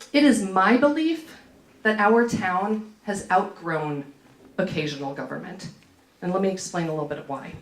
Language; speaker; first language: English; native; English